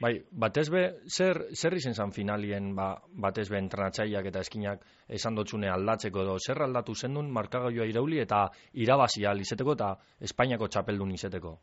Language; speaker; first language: Basque; native; Basque